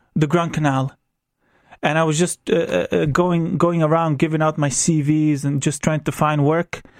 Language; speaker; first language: English; non-native, fluent; Croatian